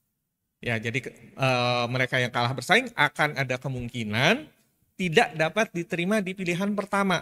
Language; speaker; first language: Indonesian; native; Indonesian